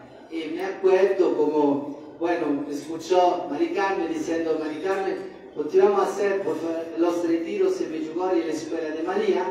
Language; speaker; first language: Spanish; non-native, fluent; Italian